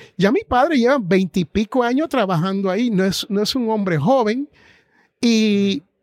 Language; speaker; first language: Spanish; native; Spanish